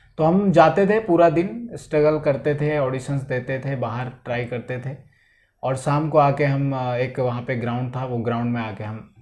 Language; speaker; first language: Hindi; native; Hindi